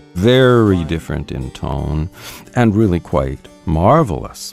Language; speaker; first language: English; native; English